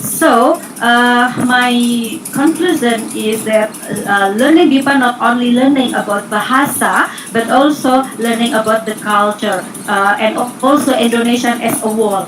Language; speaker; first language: English; non-native, learner; Indonesian